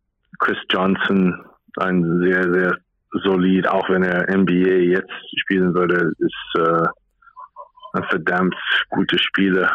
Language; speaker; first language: German; non-native, fluent; English